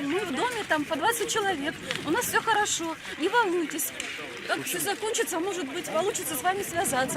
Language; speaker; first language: Russian; native; Russian